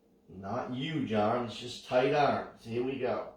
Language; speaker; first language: English; native; English